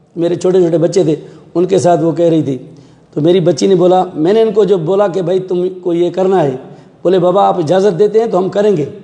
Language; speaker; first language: Urdu; non-native, local second language; Sindhi